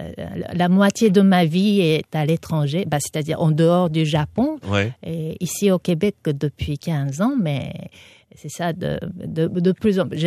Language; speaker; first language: French; non-native, fluent; Japanese